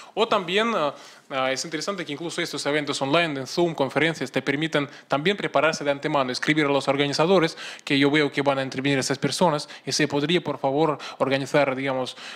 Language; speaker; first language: Spanish; non-native, fluent; Russian